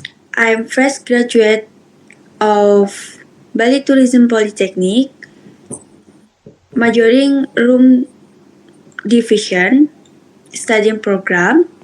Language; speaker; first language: English; non-native, learner; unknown